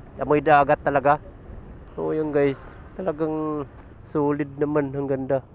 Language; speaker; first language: Filipino; native; Filipino